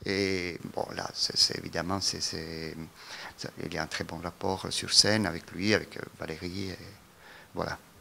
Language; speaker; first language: French; non-native, fluent; Italian